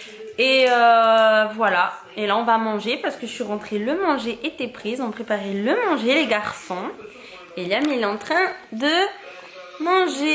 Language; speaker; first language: French; native; French